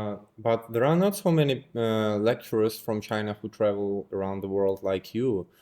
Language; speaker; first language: English; non-native, fluent; Russian